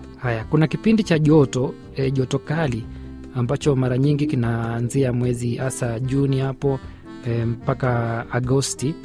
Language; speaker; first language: Swahili; native; Swahili